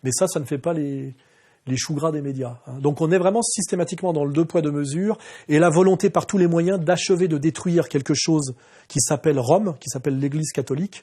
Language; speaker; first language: French; native; French